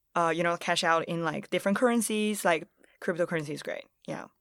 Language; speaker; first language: English; early bilingual, other home language; Chinese